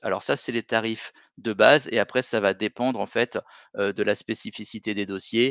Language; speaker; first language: French; native; French